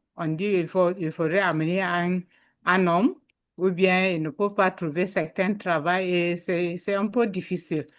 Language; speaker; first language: French; non-native, learner; English